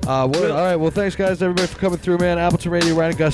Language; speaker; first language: English; native; English